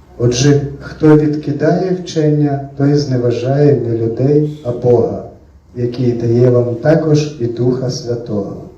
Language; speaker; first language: Ukrainian; non-native, local second language; Russian